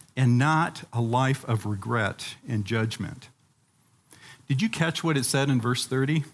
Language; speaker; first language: English; native; English